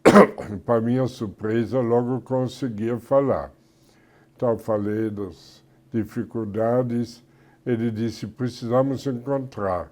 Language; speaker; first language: Portuguese; non-native, fluent; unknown